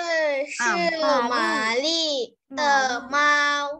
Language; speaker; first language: Chinese; non-native, learner; Thai